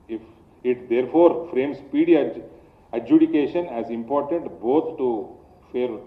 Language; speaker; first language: English; non-native, local second language; Telugu